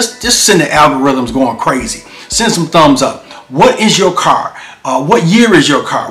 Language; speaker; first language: English; native; English